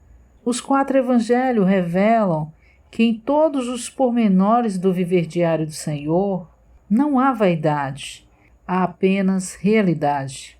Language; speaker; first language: Portuguese; native; Portuguese